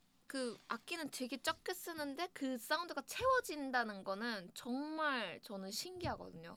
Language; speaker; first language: Korean; native; Korean